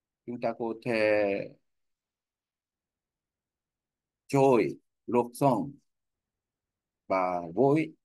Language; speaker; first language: Vietnamese; non-native, learner; Korean